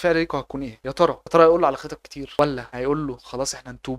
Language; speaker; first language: Arabic; native; Arabic